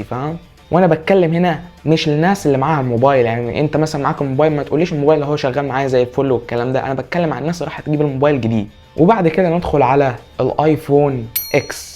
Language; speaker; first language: Arabic; native; Arabic